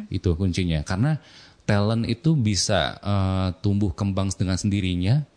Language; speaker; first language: Indonesian; native; Indonesian